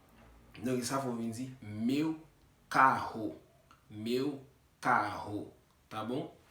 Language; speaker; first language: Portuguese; non-native, fluent; Haitian Creole